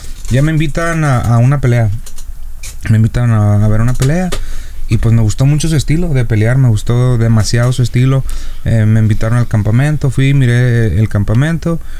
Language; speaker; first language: Spanish; native; Spanish